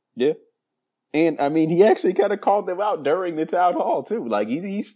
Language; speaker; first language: English; native; English